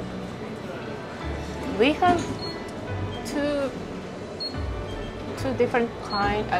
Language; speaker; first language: English; non-native, learner; Japanese